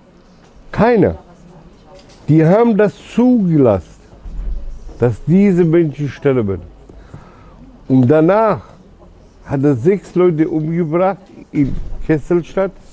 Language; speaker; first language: German; early bilingual, other home language; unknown